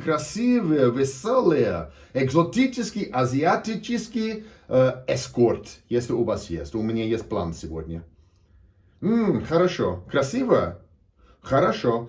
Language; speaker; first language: Russian; non-native, learner; English